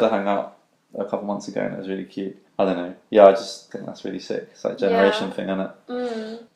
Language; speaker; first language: English; native; English